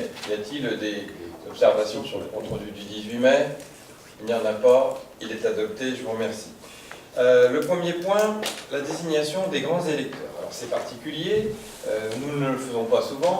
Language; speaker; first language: French; native; French